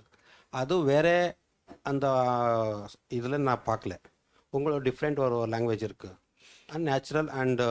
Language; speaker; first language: Tamil; non-native, fluent; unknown